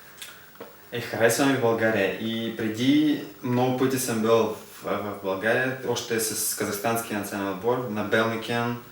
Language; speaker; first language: Bulgarian; non-native, learner; Russian